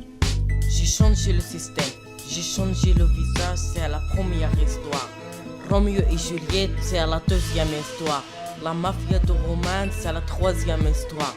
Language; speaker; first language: French; non-native, learner; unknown